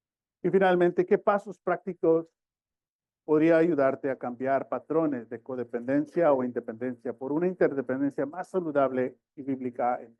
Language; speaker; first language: Spanish; early bilingual, heritage; Spanish